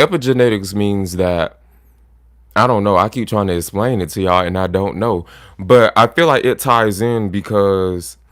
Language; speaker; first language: English; native; English